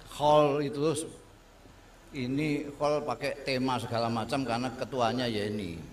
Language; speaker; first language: Indonesian; non-native, local second language; Javanese